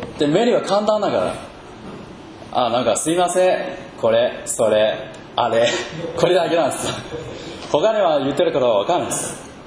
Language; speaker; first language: Japanese; non-native, fluent; Chinese